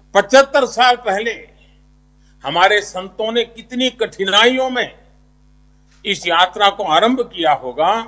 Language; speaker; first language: Hindi; non-native, local second language; Gujarati